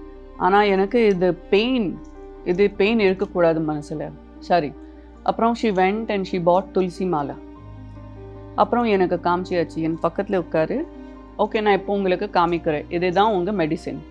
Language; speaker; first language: Tamil; non-native, local second language; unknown